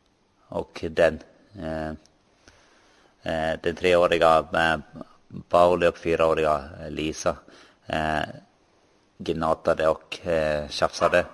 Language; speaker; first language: Swedish; non-native, local second language; Finnish